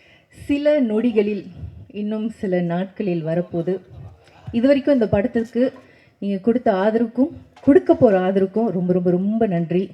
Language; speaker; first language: Tamil; native; Tamil